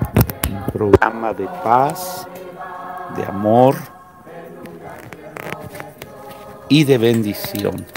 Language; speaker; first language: Spanish; native; Spanish